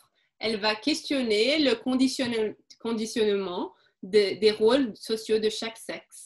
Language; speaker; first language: French; non-native, fluent; Portuguese